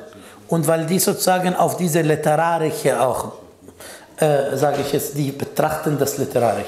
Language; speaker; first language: German; non-native, fluent; Arabic